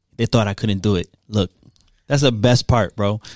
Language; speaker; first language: English; early bilingual, other home language; Haitian Creole